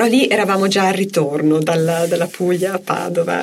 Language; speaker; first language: Italian; native; Italian